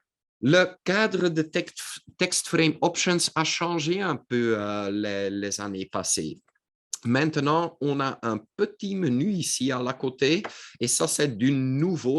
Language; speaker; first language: French; non-native, local second language; Dutch